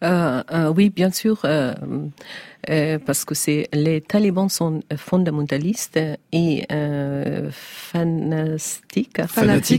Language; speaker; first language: French; non-native, learner; Persian